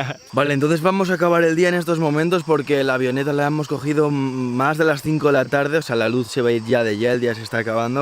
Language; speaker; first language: Spanish; native; Spanish